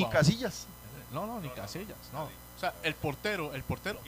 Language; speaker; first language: Spanish; native; Spanish